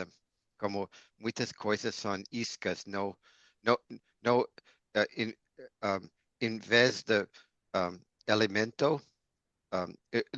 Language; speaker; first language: Portuguese; non-native, learner; English